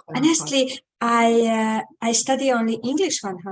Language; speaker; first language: English; non-native, fluent; Hungarian